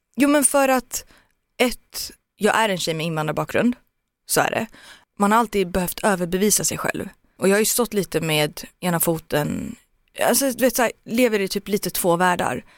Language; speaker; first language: Swedish; early bilingual, other home language; Turoyo